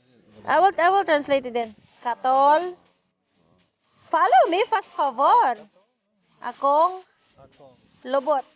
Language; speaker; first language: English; non-native, local second language; Cebuano